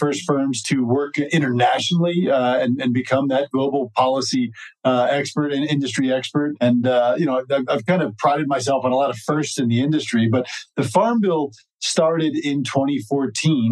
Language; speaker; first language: English; native; English